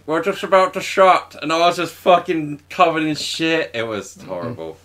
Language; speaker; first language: English; native; English